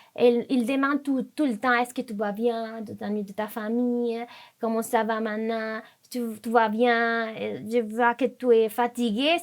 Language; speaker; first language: French; non-native, fluent; Spanish